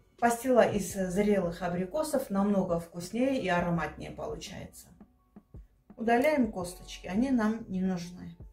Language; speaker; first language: Russian; non-native, local second language; Armenian